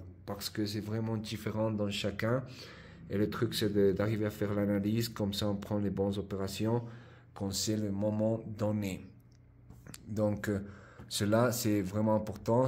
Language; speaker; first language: French; non-native, fluent; Spanish